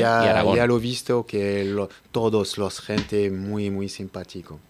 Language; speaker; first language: Spanish; non-native, learner; French